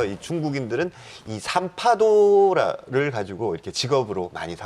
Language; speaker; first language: Korean; native; Korean